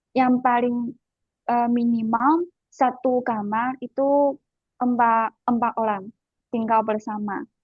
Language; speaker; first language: Indonesian; non-native, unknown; Chinese